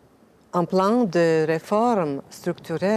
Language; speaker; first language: French; non-native, fluent; Latvian